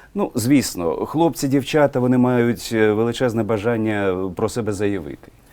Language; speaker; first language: Ukrainian; non-native, local second language; Russian